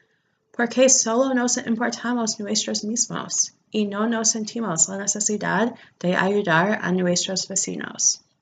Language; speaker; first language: Spanish; non-native, fluent; English